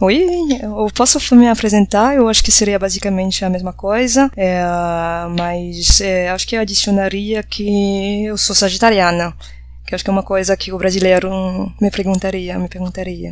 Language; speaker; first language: Portuguese; non-native, fluent; French